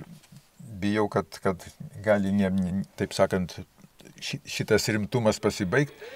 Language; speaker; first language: Lithuanian; native; Lithuanian